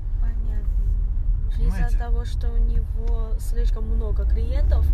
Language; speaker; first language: Russian; non-native, learner; Chinese